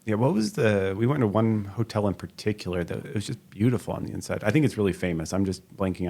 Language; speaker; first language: English; native; English